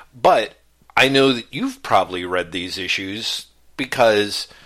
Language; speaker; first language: English; native; English